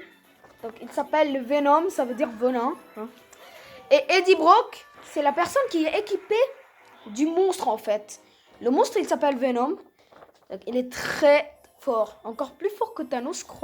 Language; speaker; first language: French; native; French